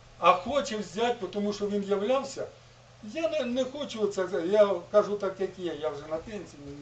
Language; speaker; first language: Ukrainian; native; Ukrainian